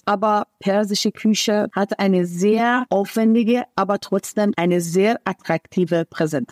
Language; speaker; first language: German; non-native, fluent; Persian